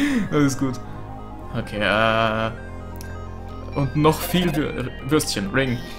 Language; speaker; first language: German; native; German